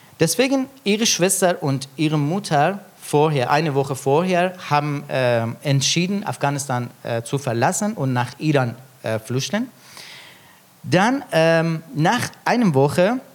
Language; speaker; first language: German; non-native, fluent; Persian